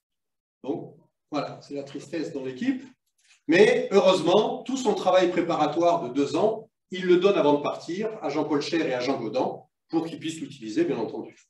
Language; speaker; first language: French; native; French